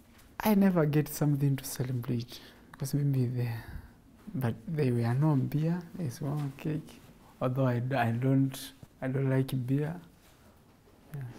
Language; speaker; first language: English; non-native, local second language; Kamba